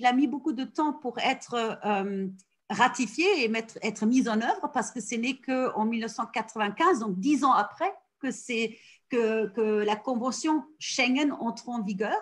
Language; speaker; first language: French; non-native, fluent; German